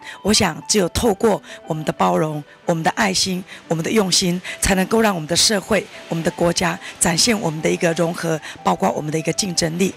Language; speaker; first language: Chinese; native; Chinese